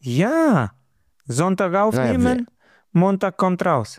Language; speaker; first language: German; non-native, fluent; Romanian